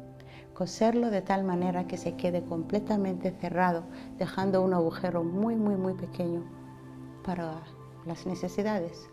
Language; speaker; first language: Spanish; non-native, fluent; Somali